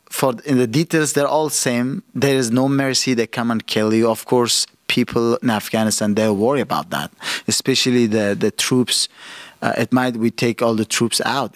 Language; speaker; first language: English; non-native, fluent; Persian